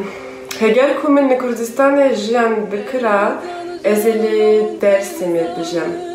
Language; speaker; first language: Kurdish; non-native, fluent; French